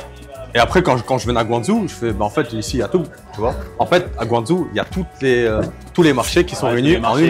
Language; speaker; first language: French; native; French